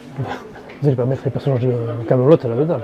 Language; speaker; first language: French; native; French